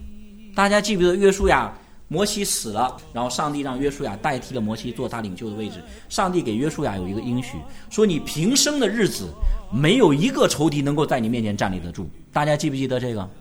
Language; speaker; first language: Chinese; native; Chinese